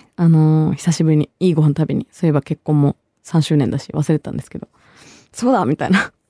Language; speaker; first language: Japanese; early bilingual, other home language; Bangla